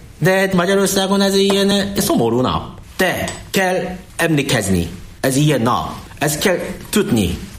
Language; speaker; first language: Hungarian; non-native, learner; Korean